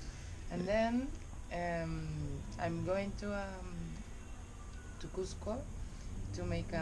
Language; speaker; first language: English; non-native, learner; Spanish